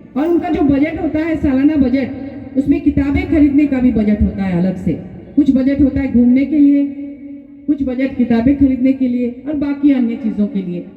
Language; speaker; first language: Hindi; non-native, local second language; Bangla